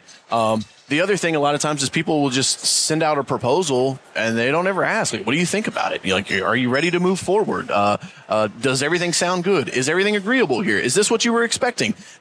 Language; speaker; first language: English; native; English